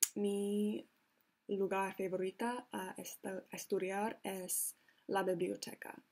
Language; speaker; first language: Spanish; non-native, learner; English